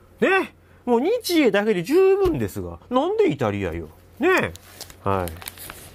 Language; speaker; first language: Japanese; native; Japanese